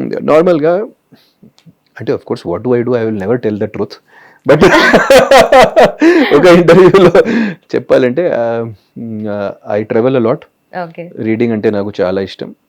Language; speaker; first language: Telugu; non-native, fluent; Hindi